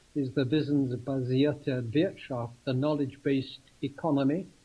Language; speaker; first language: English; native; English